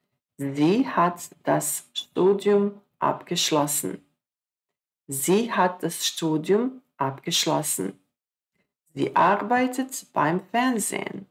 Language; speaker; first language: German; non-native, fluent; Croatian